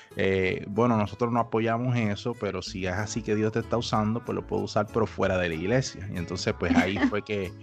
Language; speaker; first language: Spanish; native; Spanish